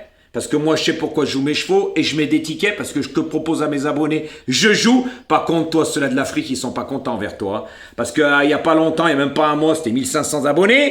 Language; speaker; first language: French; native; French